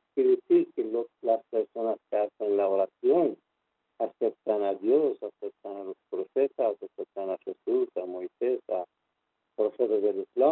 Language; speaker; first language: Spanish; non-native, fluent; Persian